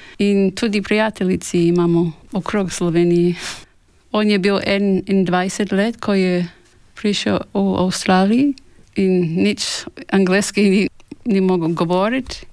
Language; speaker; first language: Slovenian; early bilingual, heritage; Slovenian